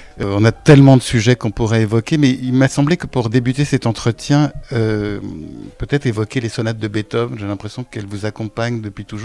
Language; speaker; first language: French; native; French